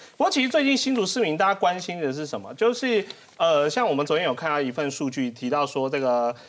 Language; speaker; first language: Chinese; native; Chinese